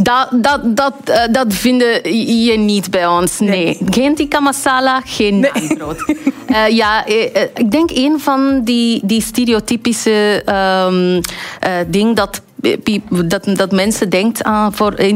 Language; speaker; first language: Dutch; non-native, learner; Bangla